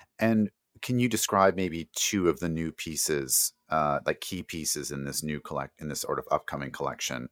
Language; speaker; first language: English; native; English